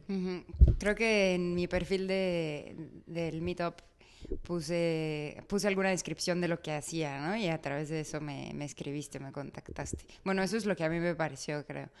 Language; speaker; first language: Spanish; native; Spanish